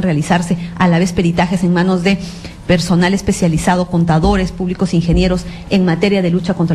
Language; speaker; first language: Spanish; native; Spanish